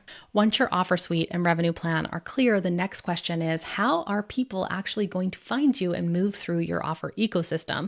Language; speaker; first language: English; native; English